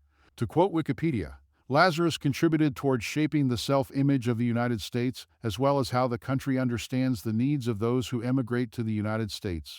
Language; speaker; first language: English; native; English